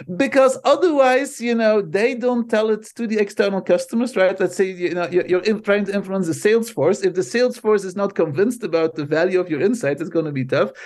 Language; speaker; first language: English; non-native, fluent; Dutch